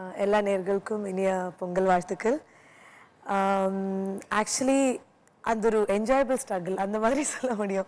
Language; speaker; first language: Tamil; non-native, fluent; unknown